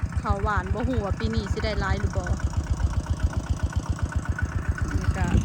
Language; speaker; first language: Thai; non-native, local second language; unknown